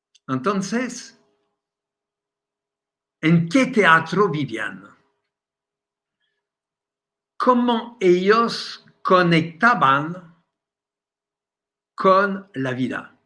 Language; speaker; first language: Spanish; non-native, fluent; French